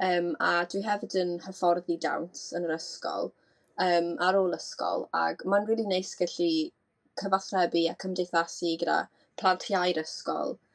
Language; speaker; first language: Welsh; native; Welsh